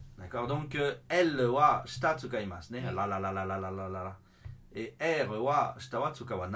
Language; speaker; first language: Japanese; non-native, fluent; French